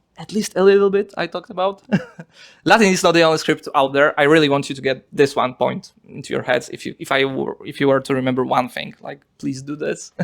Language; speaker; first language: English; non-native, fluent; Polish